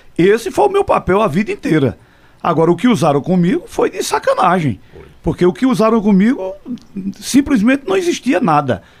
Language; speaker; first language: Portuguese; native; Portuguese